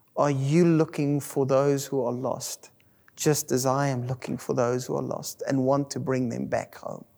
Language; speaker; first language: English; non-native, local second language; Afrikaans